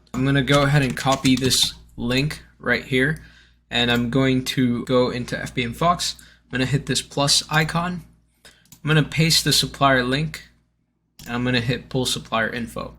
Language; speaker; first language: English; native; English